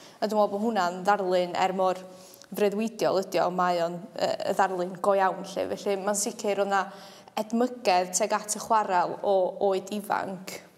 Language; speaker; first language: Welsh; native; Welsh